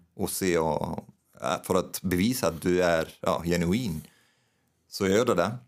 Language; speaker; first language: Swedish; non-native, fluent; Arabic